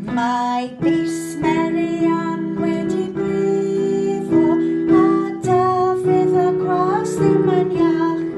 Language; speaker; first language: Welsh; non-native, local second language; English